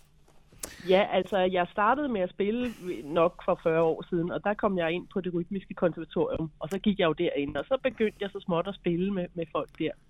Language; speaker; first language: Danish; native; Danish